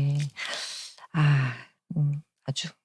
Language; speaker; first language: Korean; native; Korean